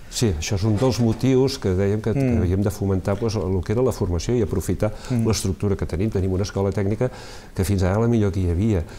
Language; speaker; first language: Catalan; native; Catalan